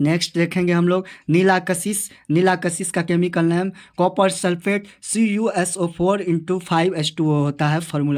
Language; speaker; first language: Hindi; native; Hindi